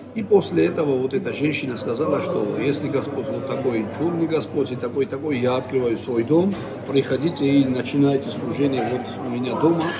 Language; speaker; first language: Russian; non-native, local second language; Georgian